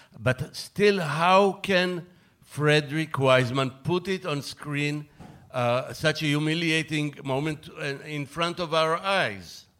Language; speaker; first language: English; non-native, fluent; Hebrew